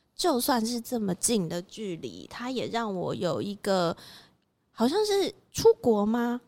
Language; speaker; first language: Chinese; native; Chinese